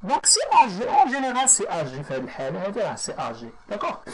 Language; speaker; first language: French; non-native, local second language; Arabic